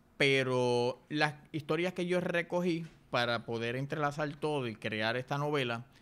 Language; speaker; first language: Spanish; native; Spanish